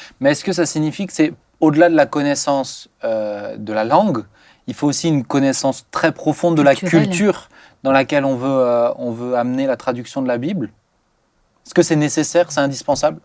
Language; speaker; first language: French; native; French